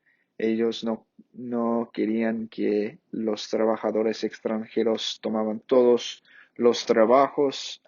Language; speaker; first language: Spanish; non-native, fluent; English